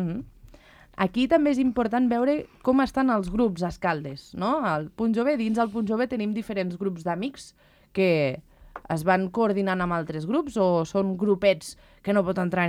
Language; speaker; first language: Catalan; native; Catalan